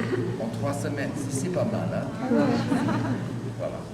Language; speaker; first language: French; non-native, fluent; English